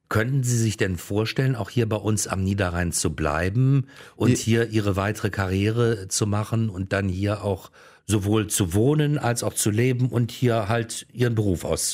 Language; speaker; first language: German; native; German